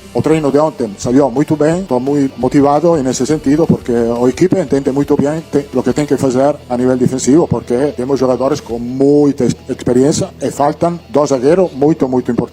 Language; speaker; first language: Portuguese; non-native, learner; Italian